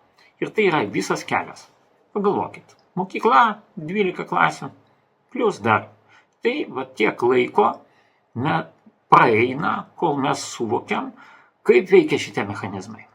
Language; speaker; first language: Lithuanian; non-native, local second language; Russian